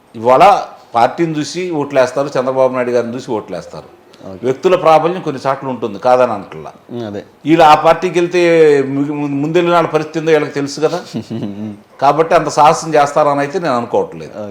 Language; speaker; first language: Telugu; native; Telugu